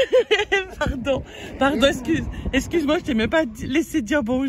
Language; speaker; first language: French; native; French